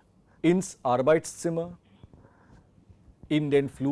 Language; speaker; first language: German; non-native, fluent; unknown